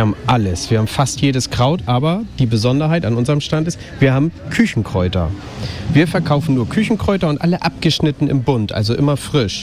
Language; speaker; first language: German; native; German